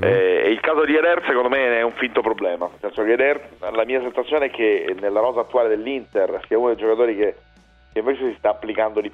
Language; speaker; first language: Italian; native; Italian